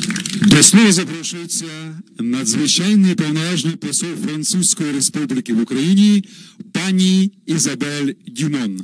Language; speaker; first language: Ukrainian; native; Ukrainian